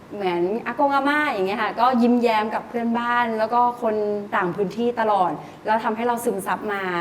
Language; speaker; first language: Thai; native; Thai